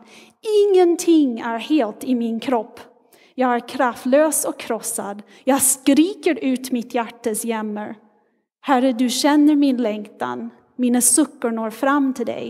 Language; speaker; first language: Swedish; non-native, fluent; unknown